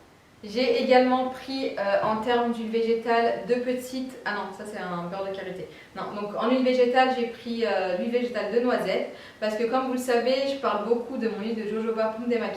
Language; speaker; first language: French; native; French